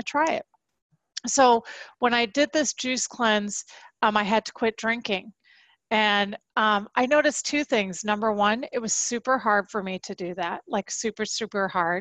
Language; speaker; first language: English; native; English